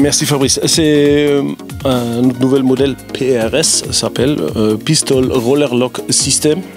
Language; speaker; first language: French; non-native, fluent; German